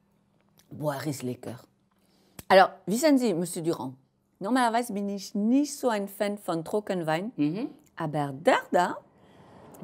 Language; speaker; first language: German; non-native, fluent; French